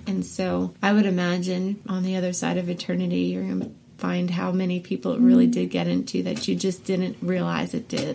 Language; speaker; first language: English; native; English